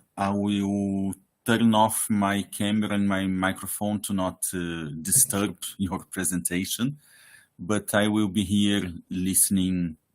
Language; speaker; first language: English; non-native, fluent; Portuguese